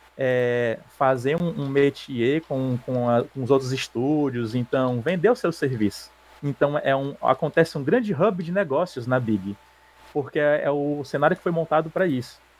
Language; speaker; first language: Portuguese; native; Portuguese